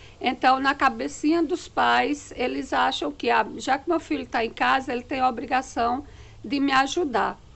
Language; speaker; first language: Portuguese; native; Portuguese